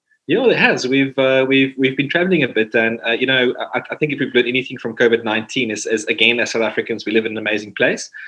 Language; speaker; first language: English; non-native, local second language; Afrikaans